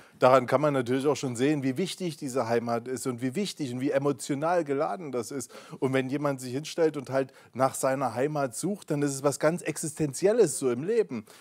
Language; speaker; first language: German; native; German